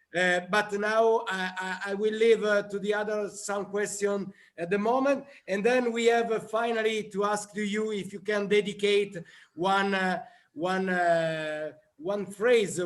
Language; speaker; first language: English; non-native, learner; Italian